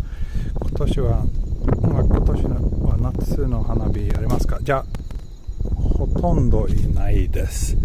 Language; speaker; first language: Japanese; non-native, learner; Swedish